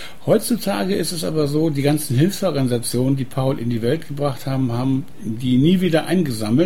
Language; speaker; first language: German; native; German